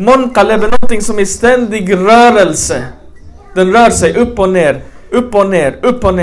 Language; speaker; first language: Swedish; early bilingual, other home language; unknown